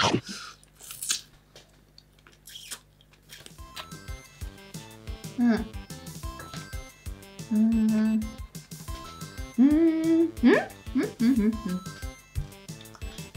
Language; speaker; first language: Japanese; non-native, fluent; Italian